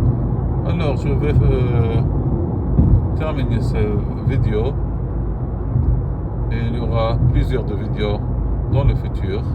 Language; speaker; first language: French; non-native, fluent; Arabic